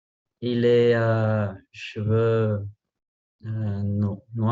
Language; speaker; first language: French; non-native, learner; Spanish